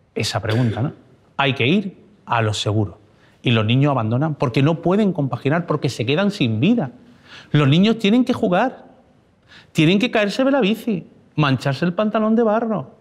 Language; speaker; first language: Spanish; native; Spanish